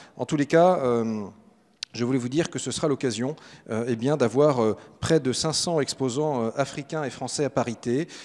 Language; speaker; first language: French; native; French